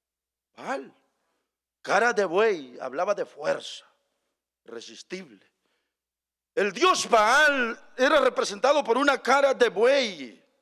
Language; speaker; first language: Spanish; native; Spanish